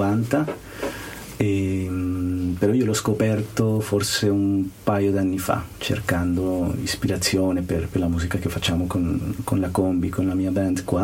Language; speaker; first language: Italian; non-native, fluent; Spanish